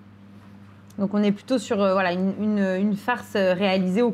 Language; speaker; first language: French; native; French